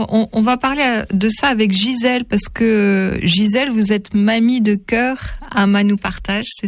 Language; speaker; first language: French; native; French